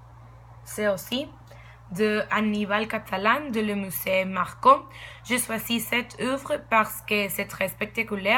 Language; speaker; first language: French; non-native, learner; Spanish